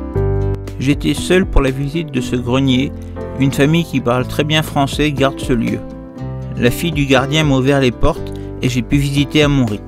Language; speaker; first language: French; native; French